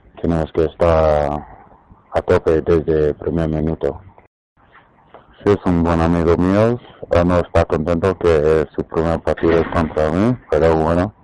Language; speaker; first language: Spanish; non-native, learner; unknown